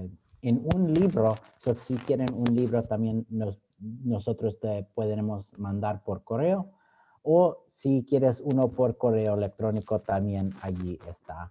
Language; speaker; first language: Spanish; early bilingual, other home language; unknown